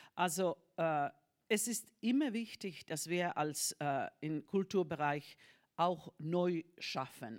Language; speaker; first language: German; non-native, fluent; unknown